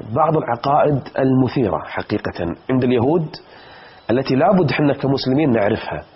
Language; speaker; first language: Arabic; native; Arabic